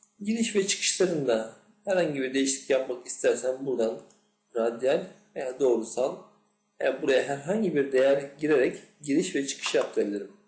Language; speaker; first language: Turkish; native; Turkish